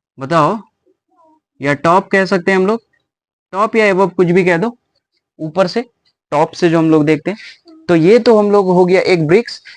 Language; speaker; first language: Hindi; native; Hindi